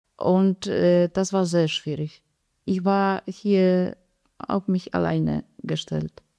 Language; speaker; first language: German; non-native, fluent; Polish